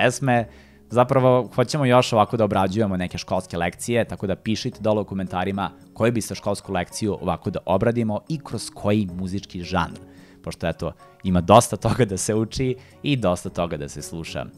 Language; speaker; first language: Serbian; native; Serbian